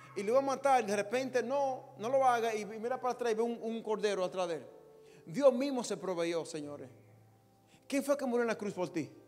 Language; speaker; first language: Spanish; native; Spanish